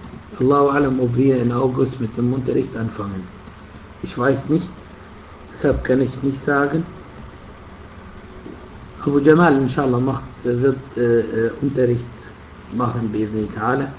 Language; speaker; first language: German; non-native, fluent; Arabic